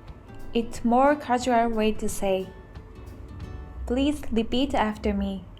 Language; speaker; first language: English; non-native, fluent; Japanese